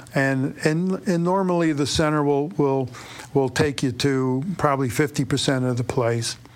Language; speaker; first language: English; native; English